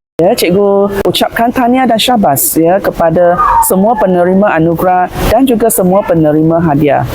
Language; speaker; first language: Malay; non-native, local second language; Chinese